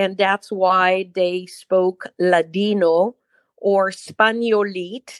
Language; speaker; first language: English; non-native, fluent; Hebrew